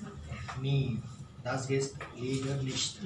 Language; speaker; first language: German; non-native, learner; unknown